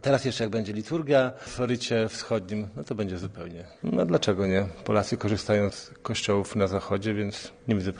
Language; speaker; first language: Polish; native; Polish